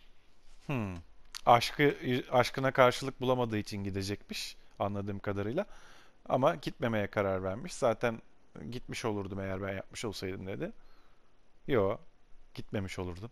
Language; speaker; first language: Turkish; native; Turkish